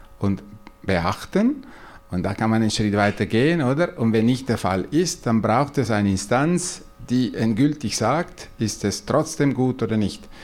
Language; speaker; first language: German; non-native, local second language; Italian